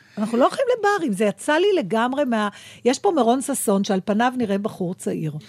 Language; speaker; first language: Hebrew; native; Hebrew